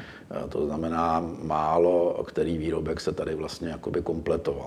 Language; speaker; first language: Czech; native; Czech